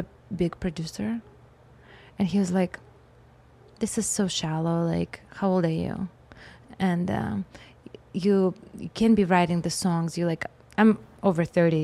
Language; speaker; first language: English; non-native, fluent; Russian